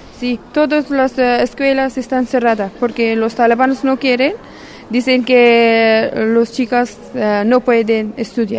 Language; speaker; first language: Spanish; non-native, learner; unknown